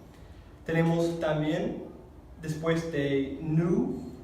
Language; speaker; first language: Spanish; non-native, fluent; English